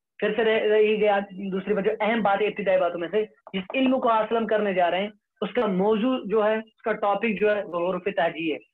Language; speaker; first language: Urdu; non-native, local second language; Kashmiri